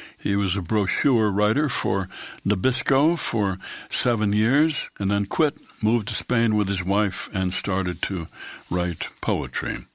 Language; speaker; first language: English; native; English